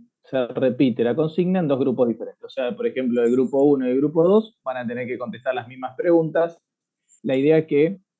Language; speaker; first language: Spanish; native; Spanish